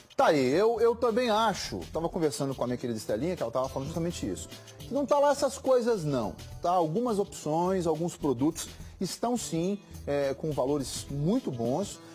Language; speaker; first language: Portuguese; native; Portuguese